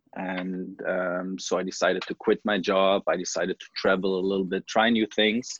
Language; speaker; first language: English; non-native, fluent; German